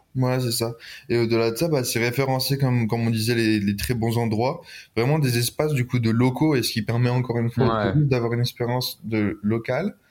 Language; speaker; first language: French; native; French